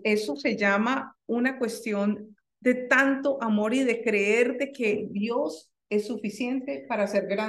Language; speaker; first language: Spanish; native; Spanish